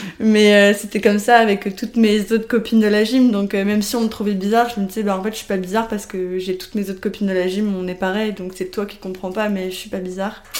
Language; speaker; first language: French; native; French